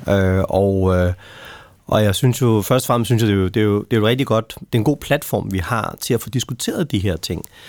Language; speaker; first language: Danish; native; Danish